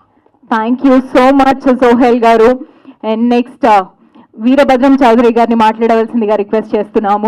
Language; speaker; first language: Telugu; native; Telugu